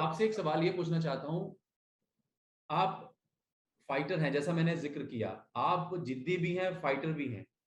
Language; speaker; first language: Hindi; native; Hindi